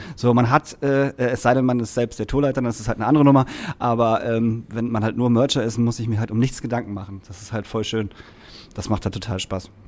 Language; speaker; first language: German; native; German